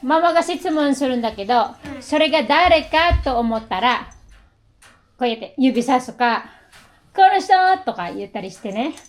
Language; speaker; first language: Japanese; non-native, fluent; Filipino